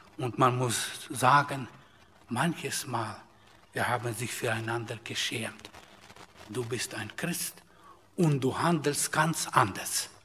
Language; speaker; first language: German; non-native, fluent; Russian